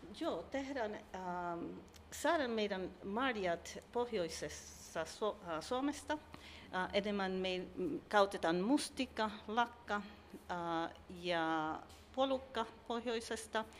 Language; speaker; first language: Finnish; non-native, learner; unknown